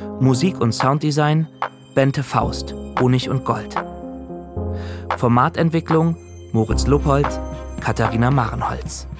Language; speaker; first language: German; native; German